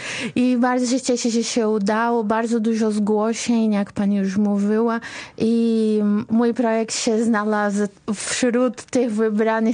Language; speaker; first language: Polish; non-native, fluent; Portuguese